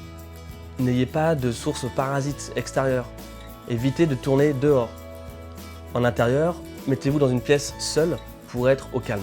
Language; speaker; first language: French; native; French